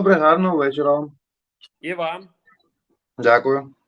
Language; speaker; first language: Ukrainian; non-native, local second language; Russian